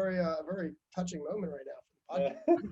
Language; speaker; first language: English; native; English